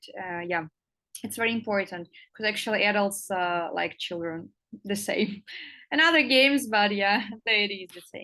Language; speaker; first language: English; non-native, fluent; Russian